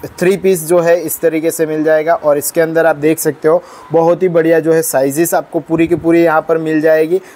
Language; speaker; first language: Hindi; non-native, local second language; Gujarati